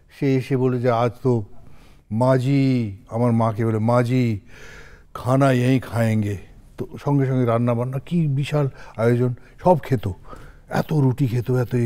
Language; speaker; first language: Bangla; native; Bangla